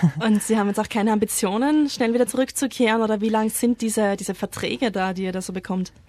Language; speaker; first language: German; native; German